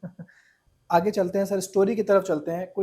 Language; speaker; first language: Hindi; native; Hindi